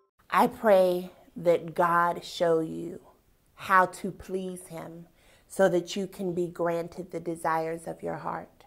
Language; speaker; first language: English; native; English